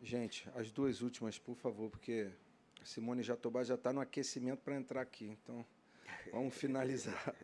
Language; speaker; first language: Portuguese; native; Portuguese